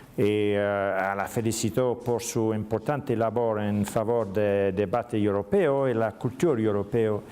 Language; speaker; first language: Spanish; non-native, learner; English